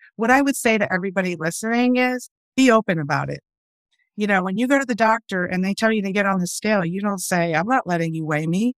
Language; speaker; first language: English; early bilingual, other home language; Spanish